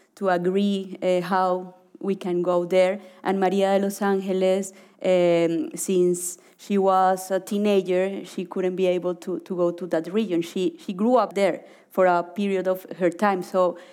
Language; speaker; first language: English; non-native, learner; Spanish